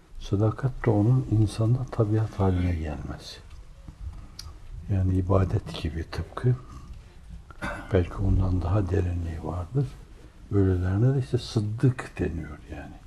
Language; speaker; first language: Turkish; native; Turkish